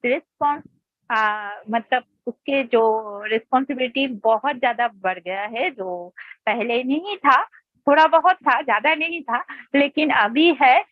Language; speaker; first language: Hindi; non-native, local second language; Bangla